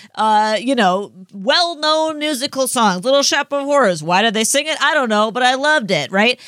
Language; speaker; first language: English; native; English